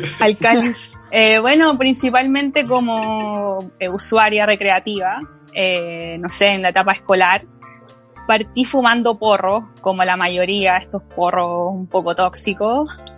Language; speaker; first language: Spanish; native; Spanish